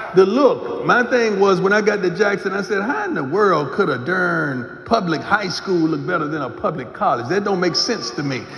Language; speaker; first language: English; native; English